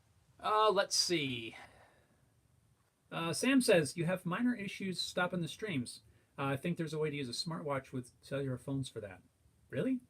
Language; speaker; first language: English; native; English